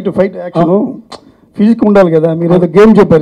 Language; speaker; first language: Telugu; native; Telugu